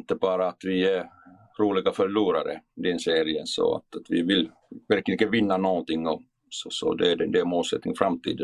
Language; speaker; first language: Swedish; non-native, fluent; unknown